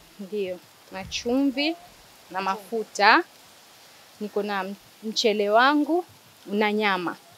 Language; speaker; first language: Swahili; native; Swahili